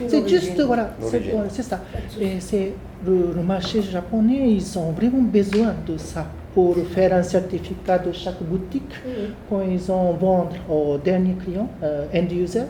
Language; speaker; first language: French; non-native, learner; Japanese